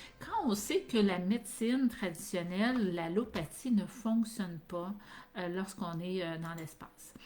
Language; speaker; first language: French; native; French